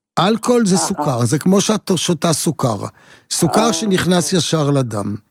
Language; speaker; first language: Hebrew; native; Hebrew